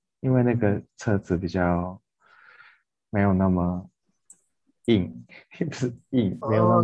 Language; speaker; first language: Chinese; non-native, fluent; Japanese